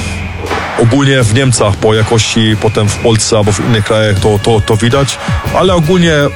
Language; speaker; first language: Polish; early bilingual, heritage; Polish